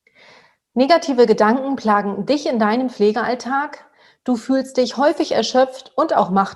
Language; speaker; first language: German; native; German